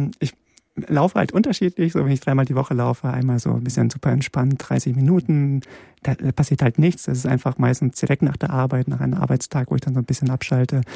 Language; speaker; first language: German; early bilingual, other home language; Polish